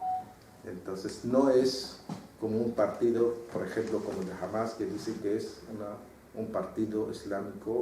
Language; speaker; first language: Spanish; non-native, fluent; Arabic